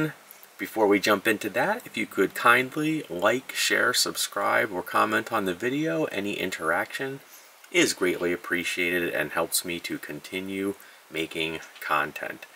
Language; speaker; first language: English; native; English